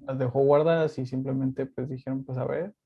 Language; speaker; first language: Spanish; native; Spanish